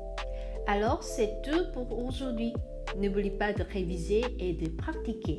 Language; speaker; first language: French; non-native, fluent; Korean